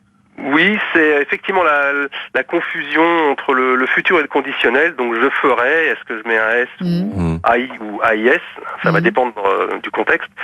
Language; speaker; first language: French; native; French